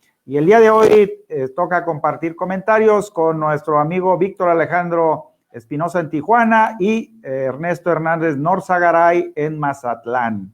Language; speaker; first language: Spanish; native; Spanish